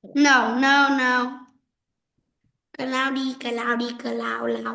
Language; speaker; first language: English; non-native, learner; Vietnamese